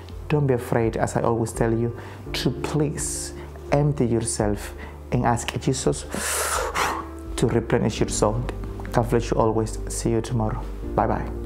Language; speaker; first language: English; non-native, fluent; Spanish